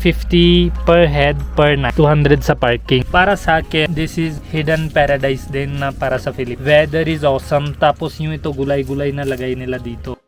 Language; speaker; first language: Filipino; non-native, learner; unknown